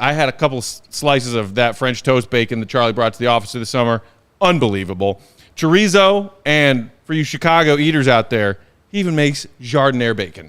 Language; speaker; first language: English; native; English